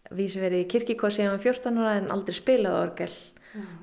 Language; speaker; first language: Icelandic; native; Icelandic